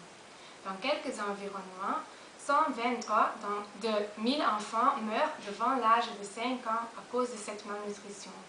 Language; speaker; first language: French; non-native, learner; Dutch